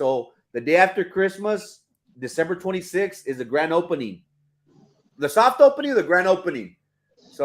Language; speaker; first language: English; early bilingual, other home language; Spanish